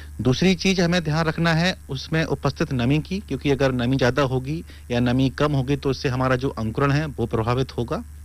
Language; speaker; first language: Hindi; native; Hindi